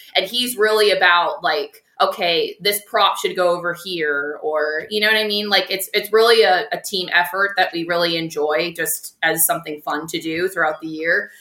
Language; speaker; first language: English; native; English